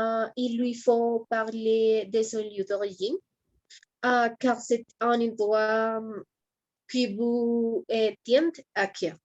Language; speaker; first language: French; non-native, learner; Spanish